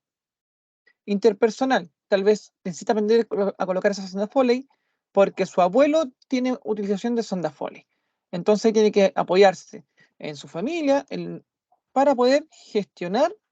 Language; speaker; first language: Spanish; native; Spanish